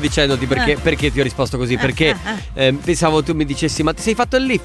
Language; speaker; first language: Italian; native; Italian